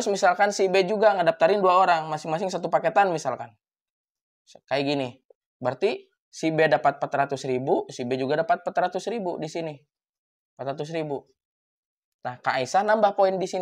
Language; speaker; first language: Indonesian; native; Indonesian